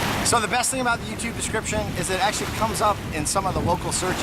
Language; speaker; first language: English; native; English